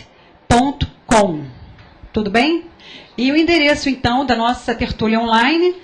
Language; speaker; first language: Portuguese; native; Portuguese